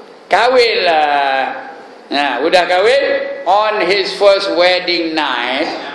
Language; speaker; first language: English; non-native, local second language; Malay